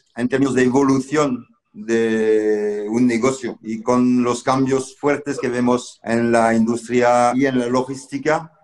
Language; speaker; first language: Spanish; non-native, fluent; French